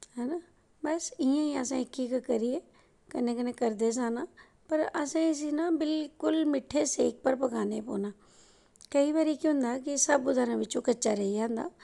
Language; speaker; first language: Punjabi; non-native, local second language; Dogri